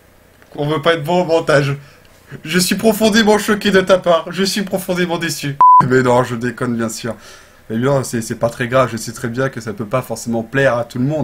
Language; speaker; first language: French; native; French